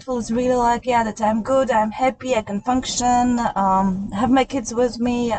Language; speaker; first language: English; non-native, fluent; Russian